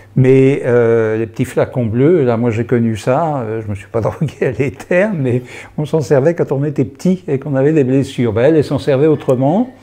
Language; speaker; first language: French; native; French